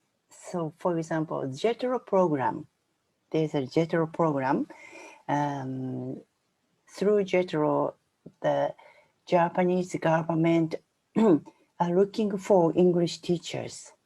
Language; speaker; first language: English; non-native, fluent; Japanese